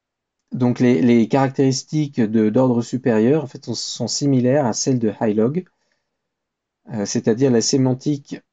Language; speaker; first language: French; native; French